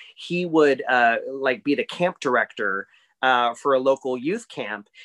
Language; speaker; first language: English; native; English